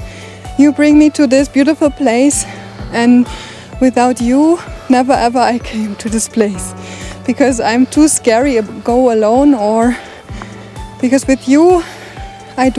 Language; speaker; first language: English; non-native, learner; German